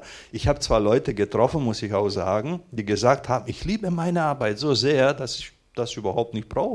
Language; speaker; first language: German; non-native, fluent; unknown